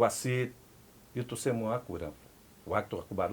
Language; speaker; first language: Indonesian; non-native, fluent; Portuguese